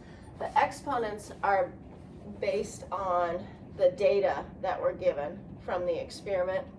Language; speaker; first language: English; native; English